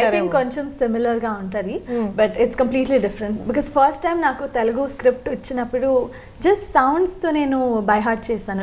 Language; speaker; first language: Telugu; non-native, local second language; Kannada